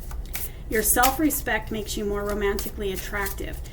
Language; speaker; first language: English; native; English